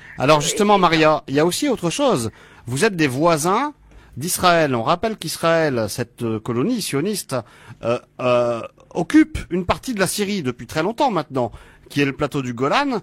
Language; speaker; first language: French; native; French